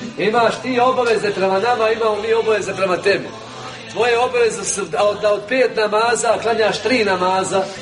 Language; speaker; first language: Bosnian; native; Bosnian